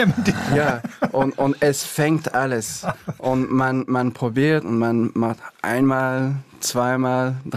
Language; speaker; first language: German; non-native, fluent; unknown